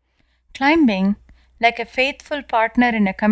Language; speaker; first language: English; non-native, local second language; Tamil